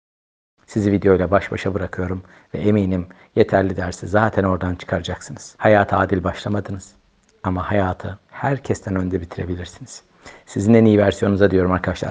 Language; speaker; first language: Turkish; native; Turkish